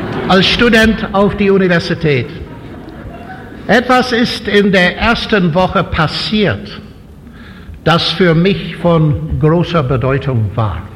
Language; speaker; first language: German; non-native, fluent; English